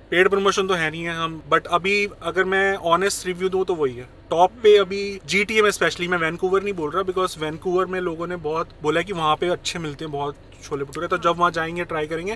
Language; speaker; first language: Hindi; native; Hindi